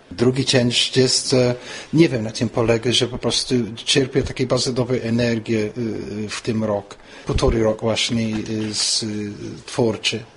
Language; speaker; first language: Polish; non-native, fluent; English